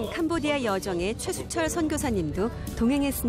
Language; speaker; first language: Korean; native; Korean